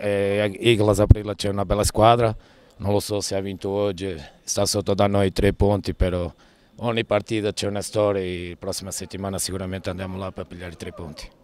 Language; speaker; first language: Italian; non-native, fluent; Portuguese